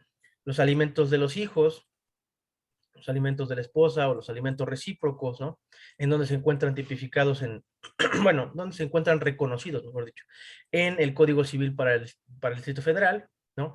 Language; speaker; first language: Spanish; native; Spanish